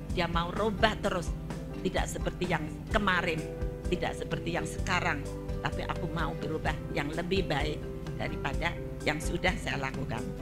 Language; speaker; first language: Indonesian; non-native, local second language; Javanese